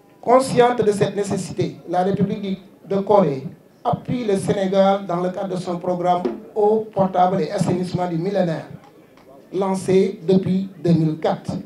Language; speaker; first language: French; non-native, local second language; Wolof